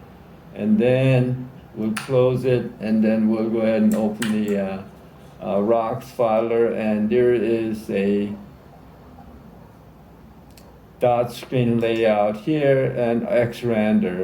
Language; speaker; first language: English; native; English